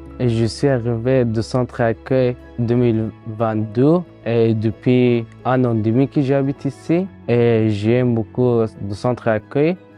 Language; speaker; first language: French; non-native, learner; Persian